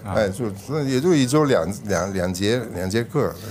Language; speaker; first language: Chinese; non-native, fluent; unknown